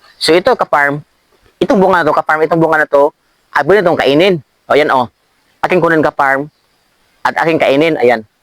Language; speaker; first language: Filipino; non-native, local second language; Cebuano